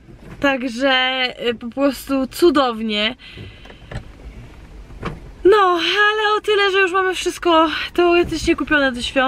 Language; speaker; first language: Polish; native; Polish